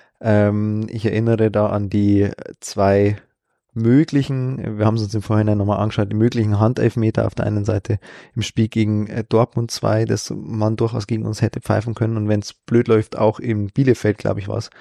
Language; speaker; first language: German; native; German